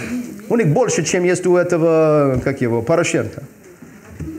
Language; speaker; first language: Russian; non-native, fluent; English